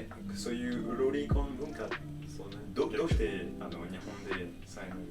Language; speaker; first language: Japanese; non-native, fluent; French